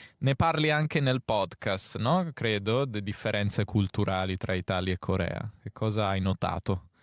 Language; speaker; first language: Italian; native; Italian